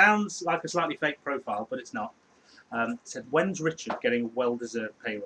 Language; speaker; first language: English; native; English